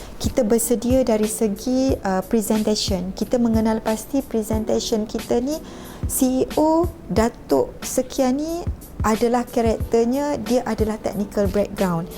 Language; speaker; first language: Malay; native; Malay